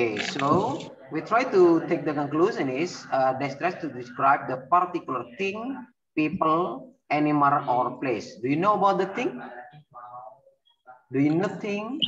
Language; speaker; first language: English; non-native, learner; Indonesian